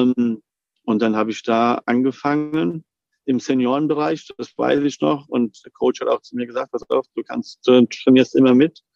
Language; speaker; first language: German; native; German